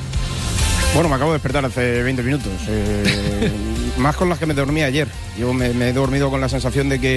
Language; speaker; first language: Spanish; native; Spanish